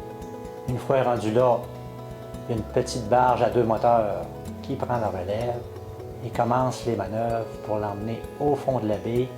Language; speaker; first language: French; native; French